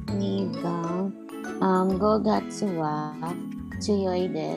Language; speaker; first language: Japanese; non-native, learner; Filipino